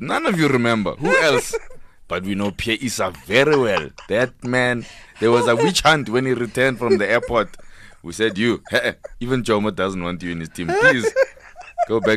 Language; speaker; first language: English; non-native, local second language; Zulu